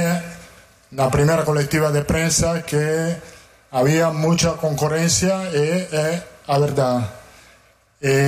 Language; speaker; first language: Portuguese; non-native, fluent; Italian